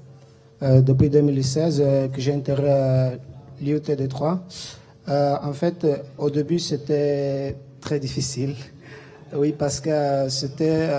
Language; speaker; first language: French; non-native, local second language; Portuguese